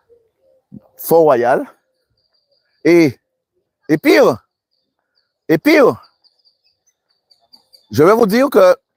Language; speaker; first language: French; native; French